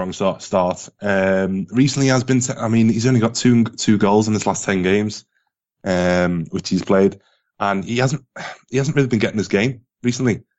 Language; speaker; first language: English; native; English